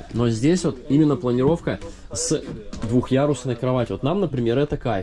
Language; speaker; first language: Russian; native; Russian